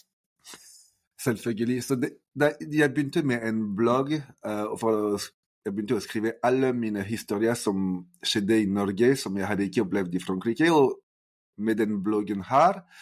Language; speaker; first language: Norwegian; non-native, fluent; French